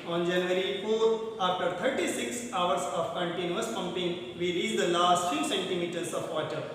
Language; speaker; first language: English; non-native, local second language; Hindi